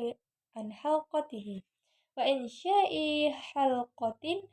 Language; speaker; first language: Arabic; non-native, learner; Indonesian